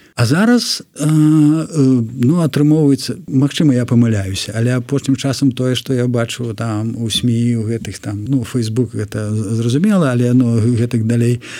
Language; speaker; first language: Belarusian; non-native, local second language; Russian